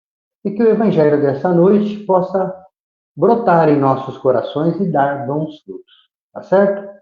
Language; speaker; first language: Portuguese; native; Portuguese